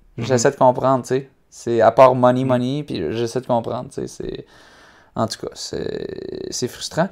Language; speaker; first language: French; native; French